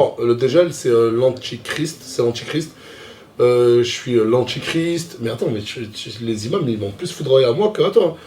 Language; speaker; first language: French; native; French